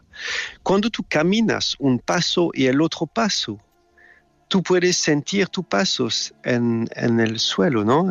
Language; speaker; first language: Spanish; non-native, fluent; French